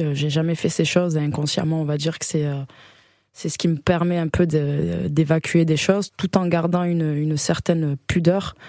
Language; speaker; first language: French; native; French